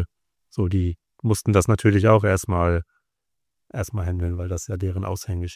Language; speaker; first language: German; native; German